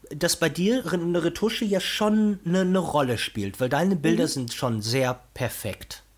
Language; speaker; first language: German; non-native, fluent; Portuguese